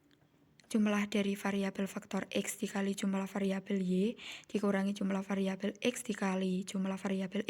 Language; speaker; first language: Indonesian; native; Indonesian